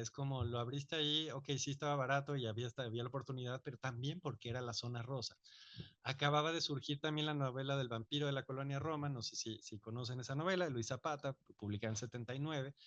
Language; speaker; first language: Spanish; native; Spanish